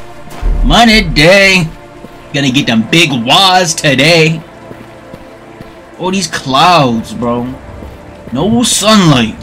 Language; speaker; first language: English; native; English